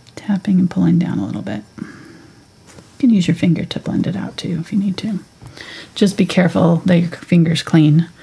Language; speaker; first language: English; native; English